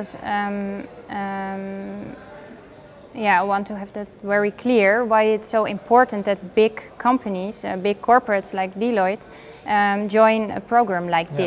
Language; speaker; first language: English; non-native, fluent; Dutch